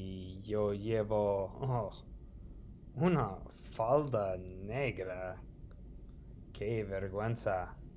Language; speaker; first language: Spanish; non-native, fluent; English